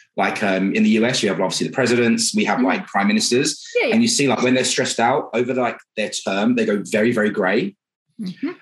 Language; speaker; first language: English; native; English